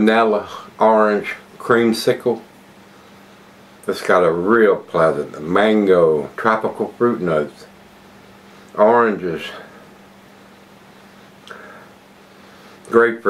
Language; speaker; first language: English; native; English